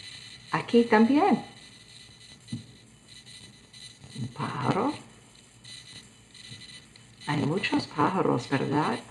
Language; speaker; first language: Spanish; non-native, fluent; English